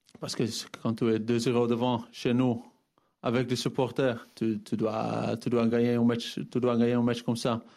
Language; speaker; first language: French; non-native, fluent; Dutch